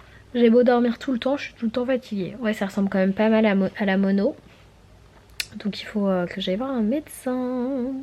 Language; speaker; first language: French; native; French